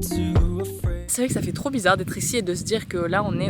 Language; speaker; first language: French; native; French